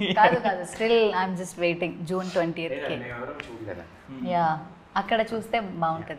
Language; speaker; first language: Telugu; non-native, learner; Malayalam